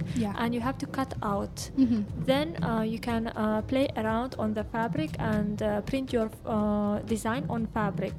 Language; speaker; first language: English; non-native, learner; Russian